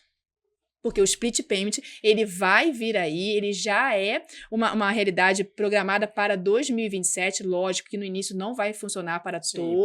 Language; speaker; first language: Portuguese; native; Portuguese